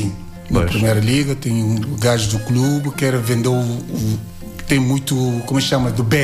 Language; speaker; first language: Portuguese; non-native, learner; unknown